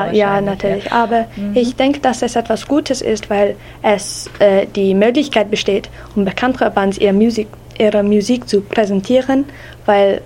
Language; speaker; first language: German; non-native, learner; English